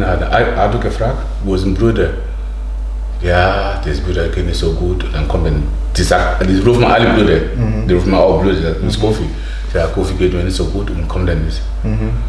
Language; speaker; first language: German; non-native, learner; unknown